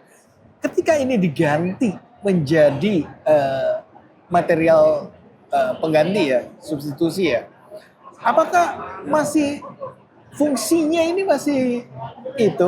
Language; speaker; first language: Indonesian; native; Indonesian